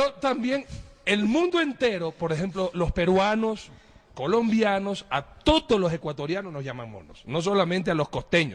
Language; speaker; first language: Spanish; native; Spanish